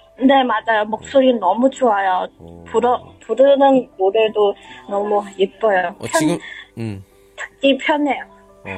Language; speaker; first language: Korean; non-native, learner; Chinese